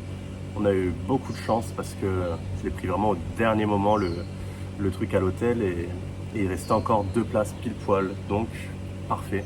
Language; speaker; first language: French; native; French